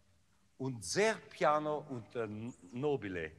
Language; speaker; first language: German; non-native, learner; English